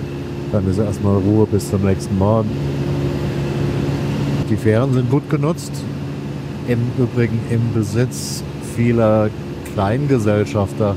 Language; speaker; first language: German; native; German